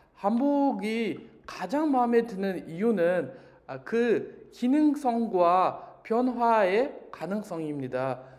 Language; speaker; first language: Korean; non-native, fluent; Uzbek